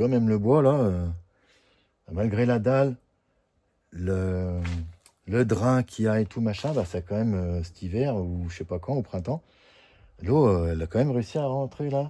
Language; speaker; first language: French; native; French